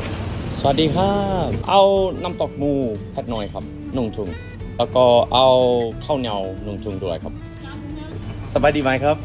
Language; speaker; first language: Thai; non-native, learner; English